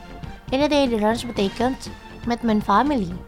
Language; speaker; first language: Dutch; non-native, learner; Indonesian